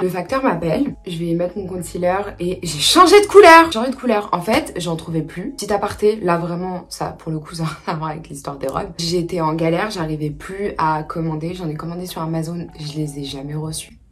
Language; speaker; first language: French; native; French